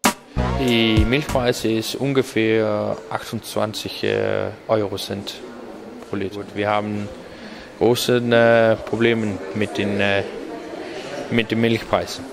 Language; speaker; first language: German; non-native, learner; Danish